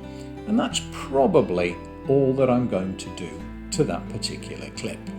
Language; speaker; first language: English; native; English